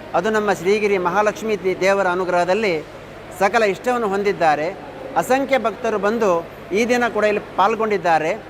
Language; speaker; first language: Kannada; native; Kannada